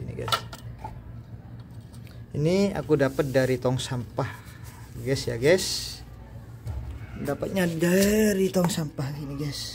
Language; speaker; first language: Indonesian; native; Indonesian